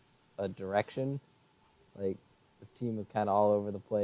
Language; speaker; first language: English; native; English